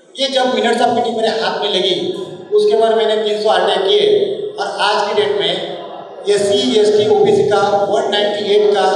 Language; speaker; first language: Hindi; non-native, local second language; Marathi